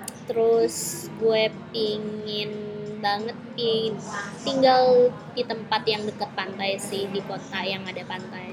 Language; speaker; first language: Indonesian; early bilingual, heritage; Indonesian